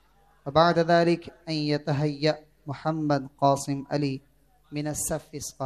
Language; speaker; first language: Arabic; non-native, learner; Urdu